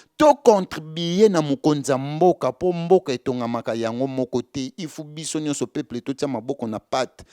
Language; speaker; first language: Lingala; native; Lingala